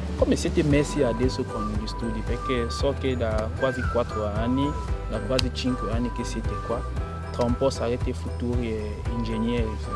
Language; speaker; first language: Italian; non-native, fluent; French